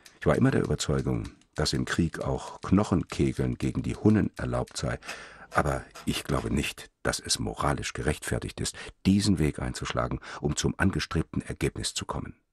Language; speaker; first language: German; native; German